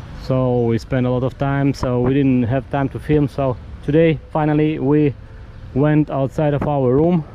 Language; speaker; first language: English; non-native, fluent; Russian